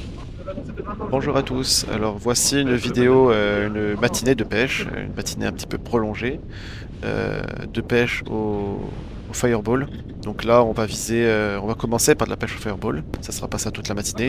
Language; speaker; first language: French; native; French